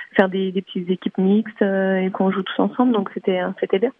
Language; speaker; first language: French; native; French